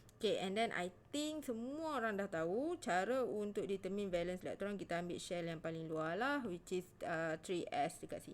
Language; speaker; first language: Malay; native; Malay